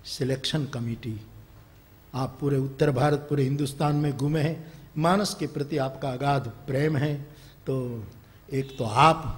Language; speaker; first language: Hindi; non-native, local second language; Gujarati